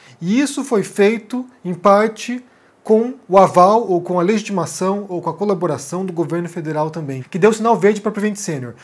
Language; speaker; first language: Portuguese; native; Portuguese